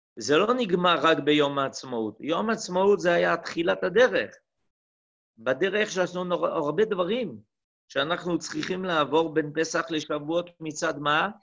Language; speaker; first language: Hebrew; non-native, fluent; French